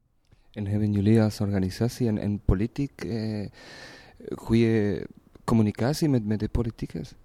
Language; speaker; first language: Dutch; non-native, fluent; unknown